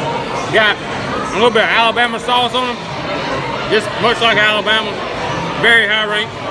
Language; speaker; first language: English; native; English